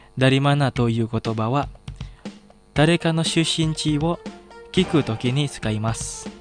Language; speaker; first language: Japanese; non-native, fluent; Indonesian